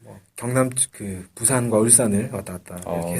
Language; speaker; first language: Korean; native; Korean